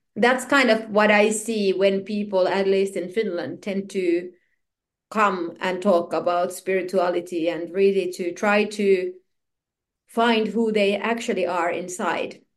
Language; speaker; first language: English; non-native, fluent; Finnish